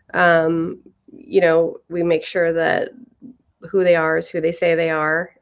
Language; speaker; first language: English; native; English